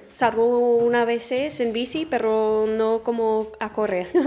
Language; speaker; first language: Spanish; non-native, learner; English